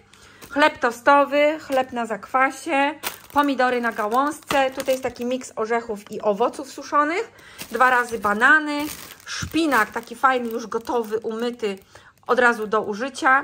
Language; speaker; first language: Polish; native; Polish